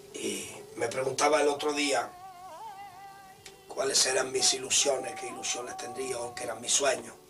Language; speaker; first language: Spanish; native; Spanish